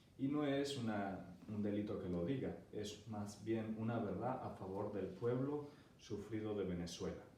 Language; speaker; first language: Spanish; native; Spanish